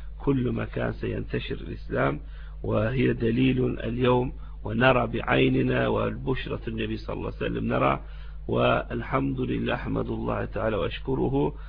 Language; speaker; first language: Arabic; non-native, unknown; Turkish